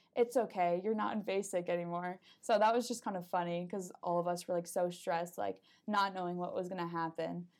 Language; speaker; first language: English; native; English